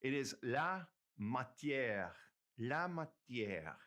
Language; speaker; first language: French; non-native, fluent; English